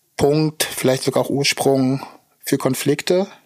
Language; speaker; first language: German; early bilingual, other home language; Russian